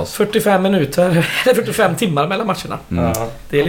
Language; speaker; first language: Swedish; native; Swedish